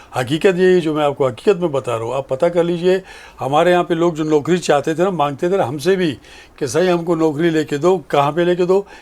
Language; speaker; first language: Urdu; non-native, local second language; Pashto